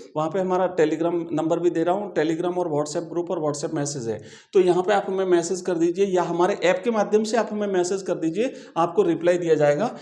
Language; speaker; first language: Hindi; native; Hindi